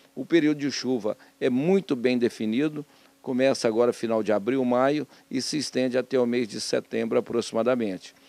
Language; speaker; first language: Portuguese; native; Portuguese